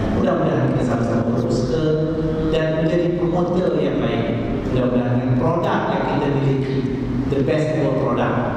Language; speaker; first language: Malay; non-native, local second language; Chinese